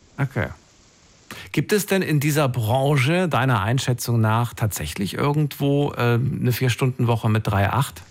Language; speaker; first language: German; native; German